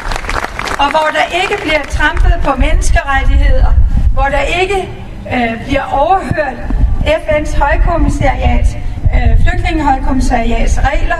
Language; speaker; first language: Danish; native; Danish